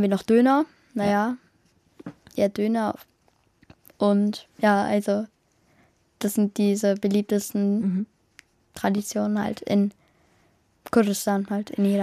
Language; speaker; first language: German; early bilingual, other home language; Kurdish